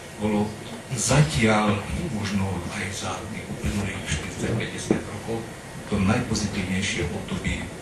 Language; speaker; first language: Slovak; non-native, local second language; Hungarian